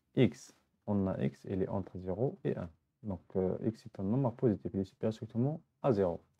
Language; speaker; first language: French; non-native, local second language; Arabic